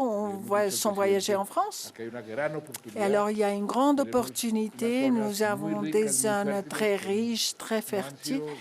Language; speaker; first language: French; non-native, fluent; Spanish